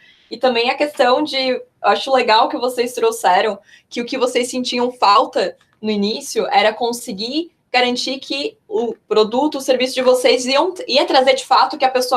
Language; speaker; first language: Portuguese; native; Portuguese